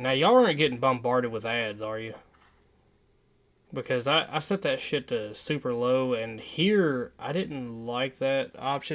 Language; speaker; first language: English; native; English